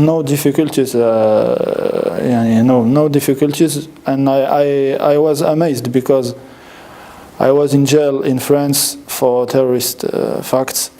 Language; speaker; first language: English; non-native, fluent; French